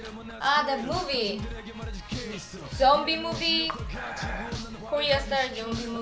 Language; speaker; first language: English; non-native, learner; Korean